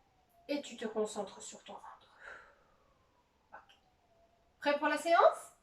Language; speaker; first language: French; native; French